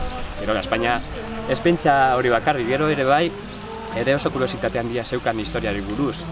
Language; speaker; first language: Basque; non-native, local second language; Spanish